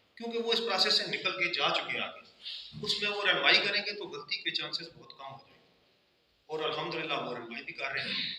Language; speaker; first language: Urdu; non-native, local second language; Punjabi